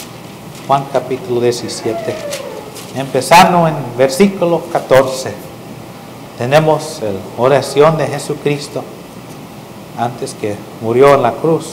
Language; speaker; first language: Spanish; non-native, fluent; English